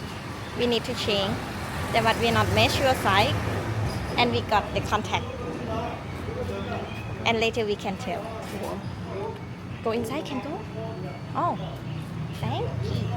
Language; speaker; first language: English; non-native, learner; Thai